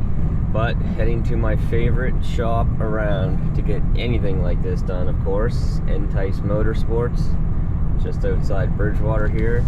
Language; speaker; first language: English; native; English